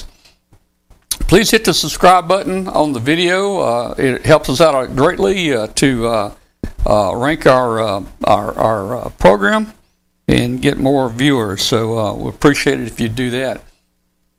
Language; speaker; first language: English; native; English